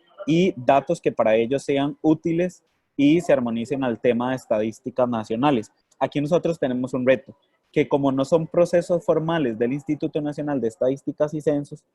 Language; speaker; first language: Spanish; native; Spanish